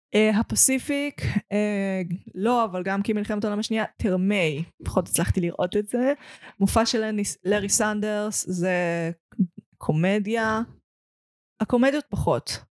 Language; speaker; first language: Hebrew; native; Hebrew